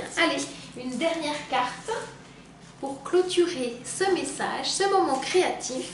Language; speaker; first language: French; native; French